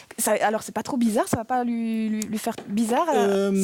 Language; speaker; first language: French; native; French